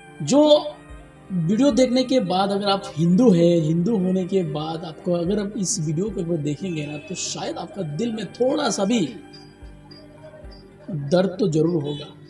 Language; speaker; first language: Hindi; non-native, local second language; Bangla